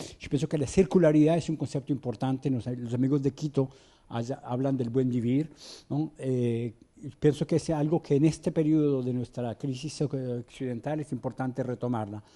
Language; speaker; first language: Spanish; non-native, fluent; French